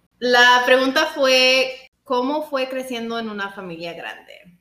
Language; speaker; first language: Spanish; early bilingual, heritage; English